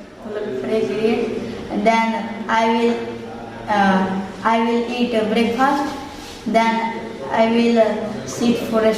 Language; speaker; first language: English; non-native, learner; Hindi